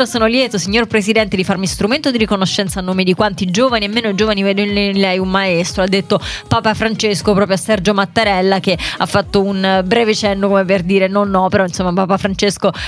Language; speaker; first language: Italian; native; Italian